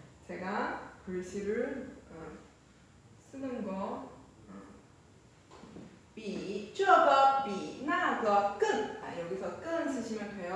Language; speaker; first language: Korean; non-native, fluent; Chinese